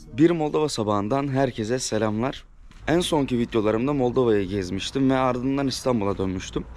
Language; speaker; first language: Turkish; native; Turkish